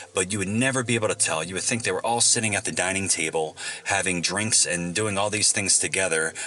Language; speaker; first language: English; native; English